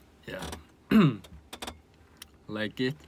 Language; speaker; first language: English; non-native, learner; Korean